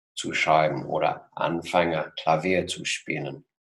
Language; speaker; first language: German; non-native, fluent; English